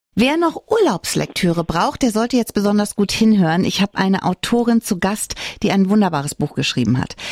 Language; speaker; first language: German; non-native, fluent; Russian